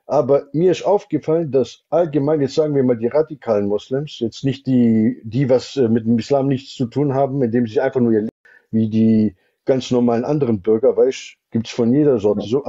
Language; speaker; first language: German; native; German